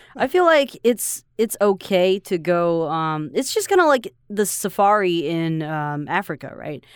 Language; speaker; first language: English; non-native, fluent; Chinese